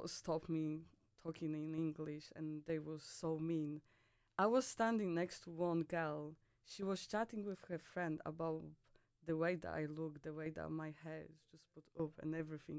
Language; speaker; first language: English; non-native, fluent; Polish